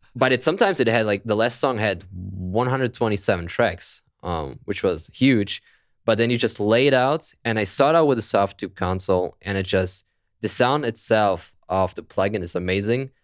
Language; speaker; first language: English; non-native, fluent; German